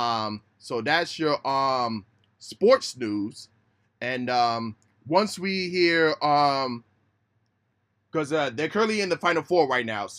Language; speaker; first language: English; native; English